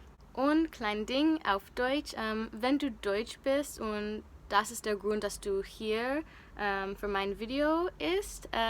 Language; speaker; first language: German; non-native, learner; English